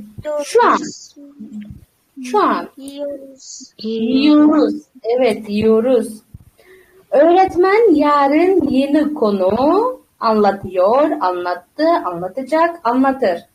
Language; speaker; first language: Turkish; non-native, fluent; Uzbek